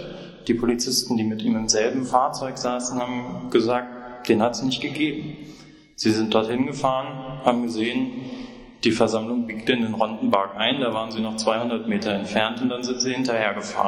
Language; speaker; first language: German; native; German